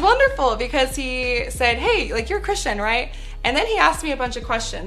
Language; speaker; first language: English; native; English